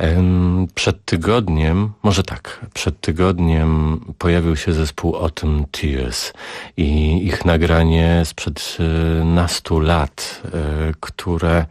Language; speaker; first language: Polish; native; Polish